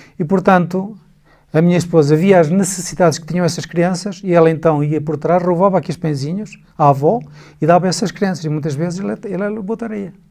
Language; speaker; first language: Portuguese; native; Portuguese